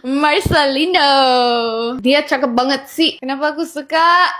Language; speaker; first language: Indonesian; non-native, fluent; Korean